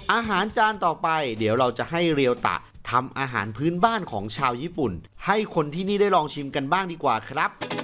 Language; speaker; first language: Thai; native; Thai